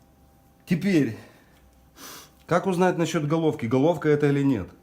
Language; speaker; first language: Russian; native; Russian